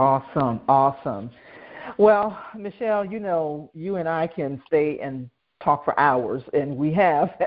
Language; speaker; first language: English; native; English